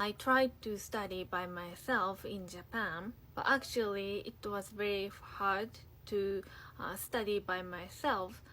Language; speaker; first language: English; non-native, fluent; Japanese